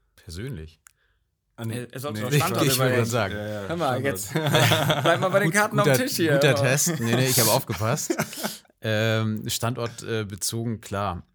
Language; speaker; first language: German; native; German